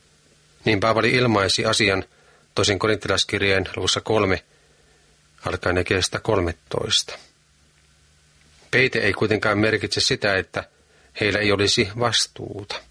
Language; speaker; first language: Finnish; native; Finnish